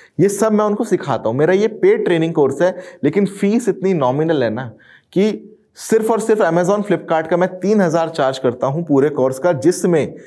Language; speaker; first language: Hindi; native; Hindi